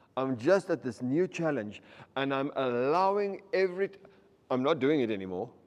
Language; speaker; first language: English; non-native, local second language; Afrikaans